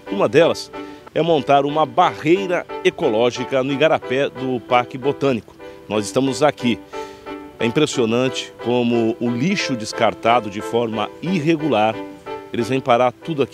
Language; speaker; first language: Portuguese; native; Portuguese